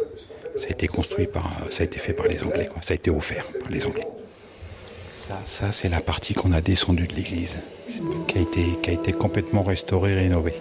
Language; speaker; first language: French; native; French